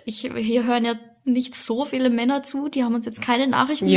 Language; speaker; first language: German; native; German